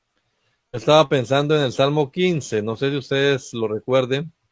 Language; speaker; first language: Spanish; native; Spanish